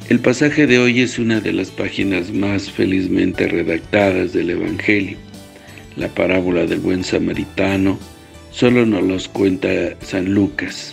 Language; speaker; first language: Spanish; native; Spanish